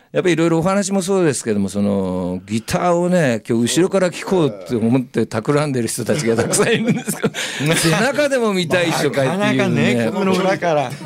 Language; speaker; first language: Japanese; native; Japanese